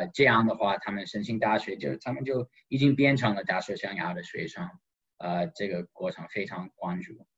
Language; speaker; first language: Chinese; non-native, fluent; English